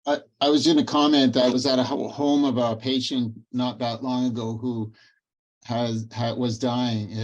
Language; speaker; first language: English; native; English